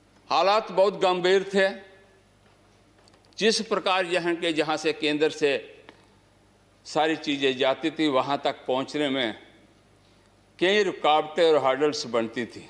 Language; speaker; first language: Hindi; non-native, local second language; Dogri